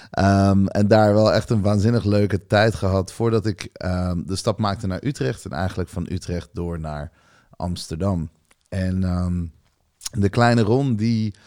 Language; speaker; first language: Dutch; early bilingual, other home language; Hebrew